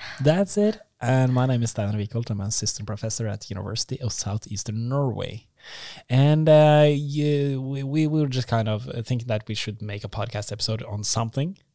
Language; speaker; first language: English; non-native, fluent; Norwegian